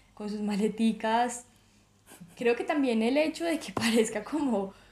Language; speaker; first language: Spanish; native; Spanish